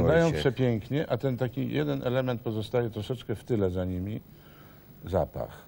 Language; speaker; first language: Polish; native; Polish